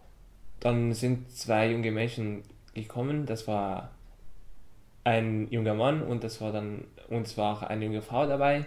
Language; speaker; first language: German; non-native, fluent; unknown